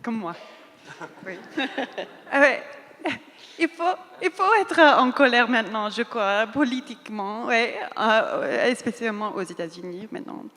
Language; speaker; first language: French; non-native, fluent; English